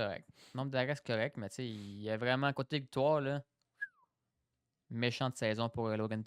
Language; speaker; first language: French; native; French